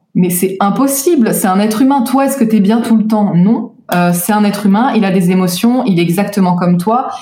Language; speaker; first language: French; native; French